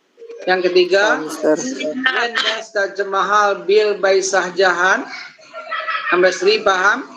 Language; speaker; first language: English; non-native, learner; Indonesian